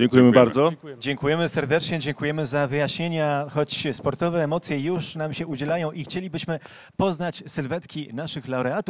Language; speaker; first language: Polish; native; Polish